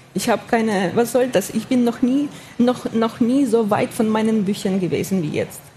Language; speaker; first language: German; non-native, fluent; Ukrainian